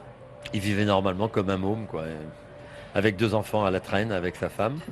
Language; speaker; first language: French; native; French